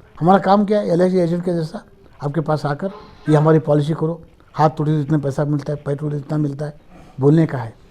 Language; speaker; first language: Hindi; non-native, local second language; Marathi